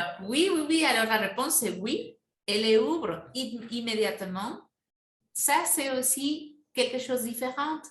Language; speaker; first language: French; non-native, fluent; Spanish